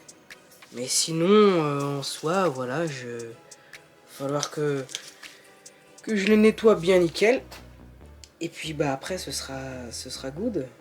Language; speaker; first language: French; native; French